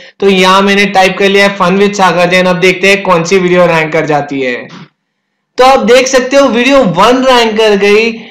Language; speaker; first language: Hindi; native; Hindi